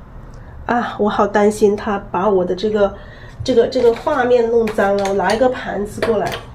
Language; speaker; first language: Chinese; native; Chinese